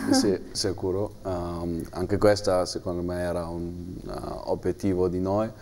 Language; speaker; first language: Italian; non-native, learner; German